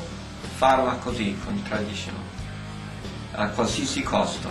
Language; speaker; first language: Italian; early bilingual, heritage; Italian